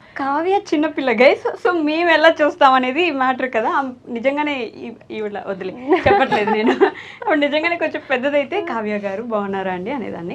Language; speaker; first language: Telugu; native; Telugu